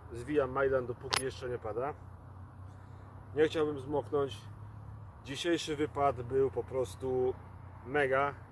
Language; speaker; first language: Polish; native; Polish